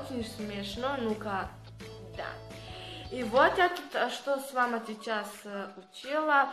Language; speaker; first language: Russian; non-native, learner; Serbian